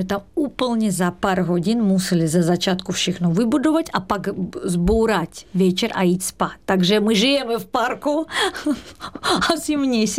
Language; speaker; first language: Czech; non-native, fluent; Russian